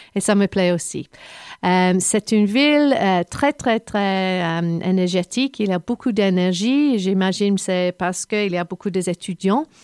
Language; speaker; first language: French; non-native, fluent; English